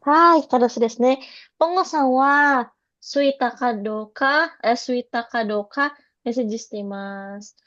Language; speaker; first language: Japanese; non-native, fluent; Indonesian